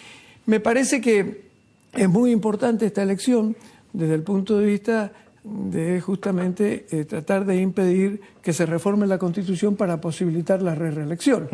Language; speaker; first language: Spanish; native; Spanish